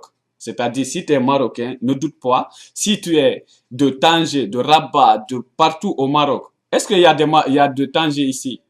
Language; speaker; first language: French; non-native, local second language; Arabic